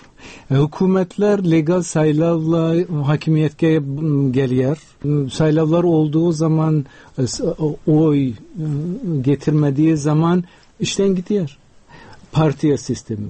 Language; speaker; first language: Turkish; non-native, fluent; Uzbek